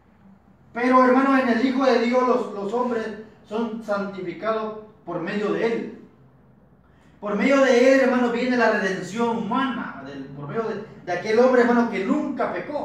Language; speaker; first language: Spanish; native; Spanish